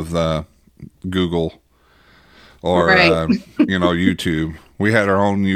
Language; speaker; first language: English; native; English